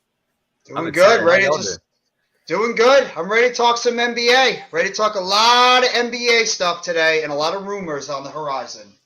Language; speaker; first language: English; native; English